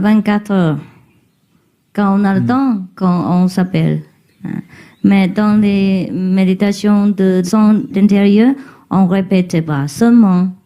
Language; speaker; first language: French; non-native, fluent; Vietnamese